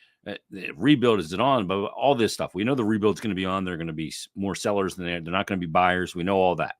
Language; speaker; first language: English; native; English